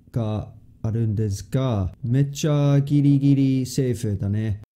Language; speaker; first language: Japanese; non-native, fluent; English